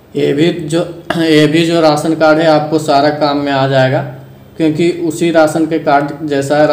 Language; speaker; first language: Hindi; native; Hindi